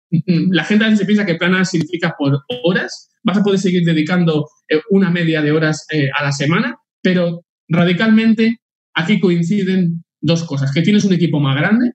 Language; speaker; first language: Spanish; native; Spanish